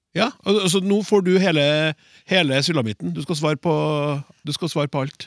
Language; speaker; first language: Norwegian; native; Norwegian